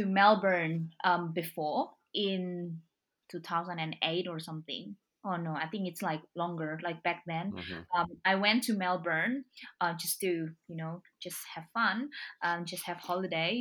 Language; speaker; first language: English; non-native, fluent; Indonesian